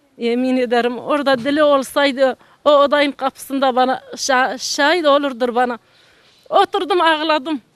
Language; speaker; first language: Turkish; non-native, learner; Arabic